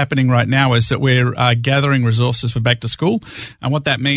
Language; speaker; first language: English; native; English